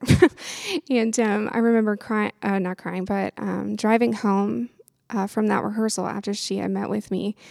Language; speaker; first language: English; native; English